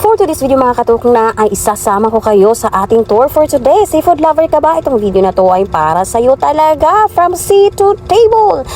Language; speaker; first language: Filipino; non-native, local second language; Cebuano